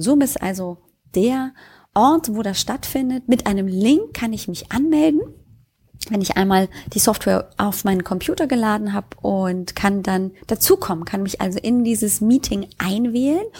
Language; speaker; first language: German; native; German